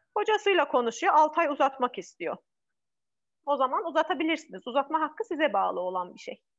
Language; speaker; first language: Turkish; non-native, fluent; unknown